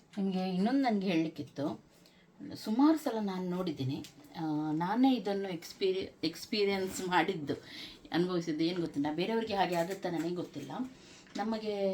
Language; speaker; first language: Kannada; non-native, local second language; Konkani